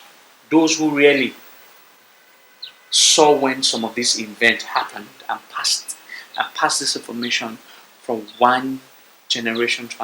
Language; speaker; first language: English; non-native, local second language; Bini